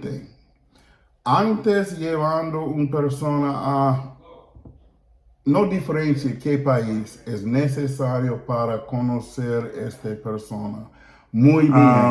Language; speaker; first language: Spanish; non-native, learner; English